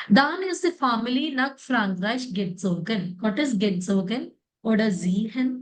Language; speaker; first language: German; non-native, fluent; Malayalam